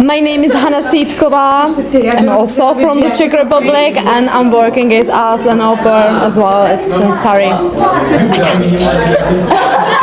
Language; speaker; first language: English; non-native, learner; Czech